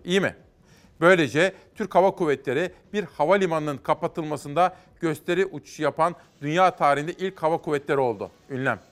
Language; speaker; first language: Turkish; native; Turkish